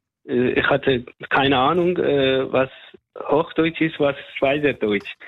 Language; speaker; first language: German; non-native, fluent; Persian